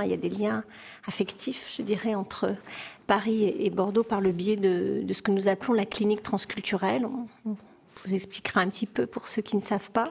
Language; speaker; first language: French; native; French